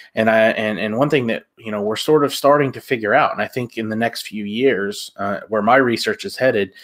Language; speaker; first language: English; native; English